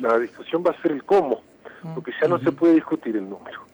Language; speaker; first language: Spanish; native; Spanish